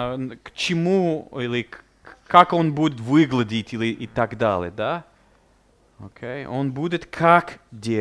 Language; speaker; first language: Russian; non-native, fluent; English